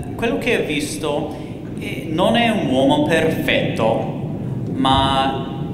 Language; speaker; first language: Italian; non-native, learner; English